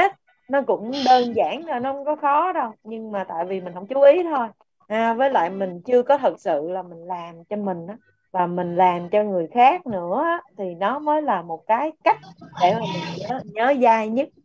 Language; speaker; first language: Vietnamese; native; Vietnamese